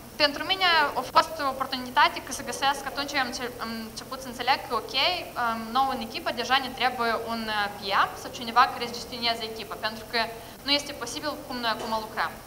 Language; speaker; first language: Romanian; non-native, local second language; Russian